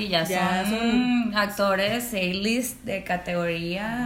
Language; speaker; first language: Spanish; native; Spanish